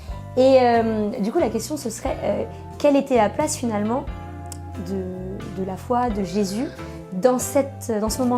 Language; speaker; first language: French; native; French